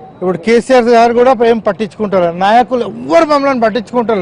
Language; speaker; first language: Telugu; native; Telugu